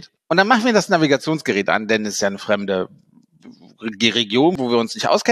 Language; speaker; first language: German; native; German